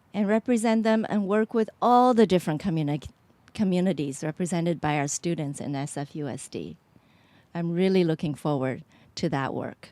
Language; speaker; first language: English; early bilingual, other home language; Chinese